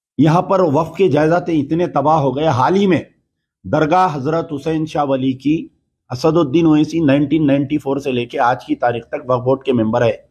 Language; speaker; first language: Hindi; non-native, local second language; Urdu